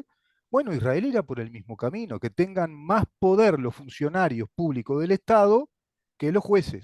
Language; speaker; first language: Spanish; native; Spanish